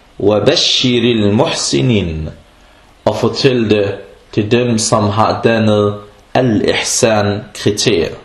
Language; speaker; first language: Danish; early bilingual, other home language; Arabic